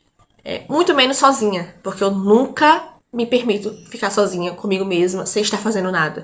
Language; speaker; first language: Portuguese; native; Portuguese